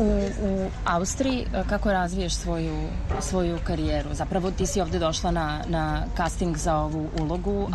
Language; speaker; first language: Serbian; native; Serbian